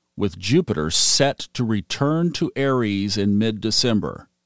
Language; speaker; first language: English; native; English